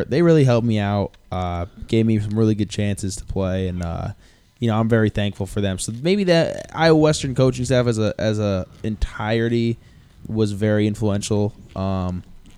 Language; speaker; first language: English; native; English